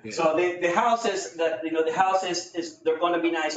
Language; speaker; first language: English; non-native, fluent; Spanish